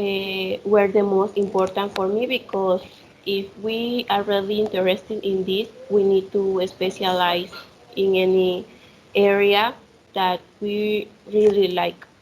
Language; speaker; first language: English; non-native, fluent; Spanish